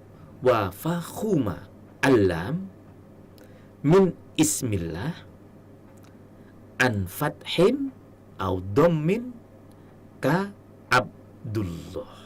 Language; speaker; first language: Arabic; non-native, fluent; Indonesian